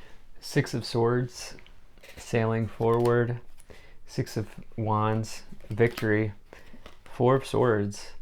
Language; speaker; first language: English; native; English